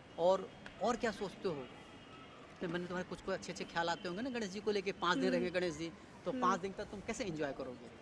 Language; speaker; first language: Hindi; native; Hindi